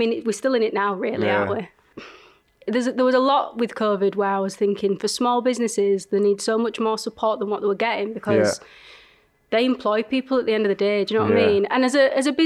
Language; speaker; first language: English; native; English